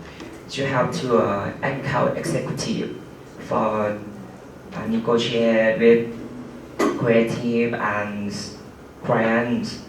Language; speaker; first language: English; non-native, learner; Thai